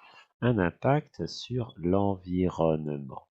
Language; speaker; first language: French; non-native, fluent; English